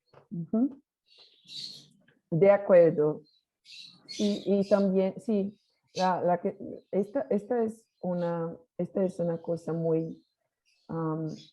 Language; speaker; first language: Spanish; non-native, learner; Portuguese